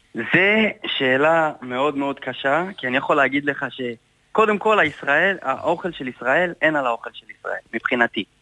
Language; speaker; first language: Hebrew; early bilingual, heritage; Hebrew